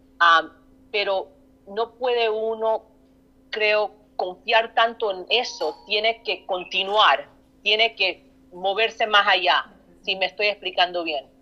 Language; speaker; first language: Spanish; early bilingual, heritage; Spanish